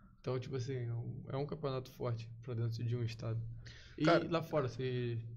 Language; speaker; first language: Portuguese; native; Portuguese